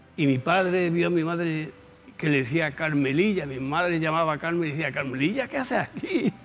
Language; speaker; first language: Spanish; native; Spanish